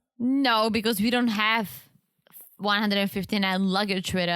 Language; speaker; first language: English; native; English